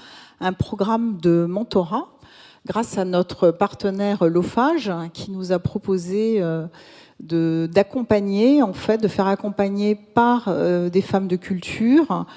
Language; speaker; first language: French; native; French